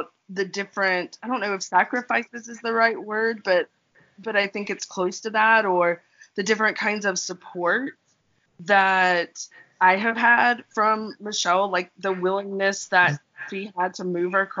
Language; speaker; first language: English; native; English